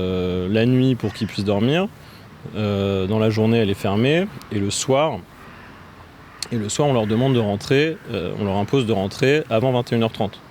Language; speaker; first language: French; native; French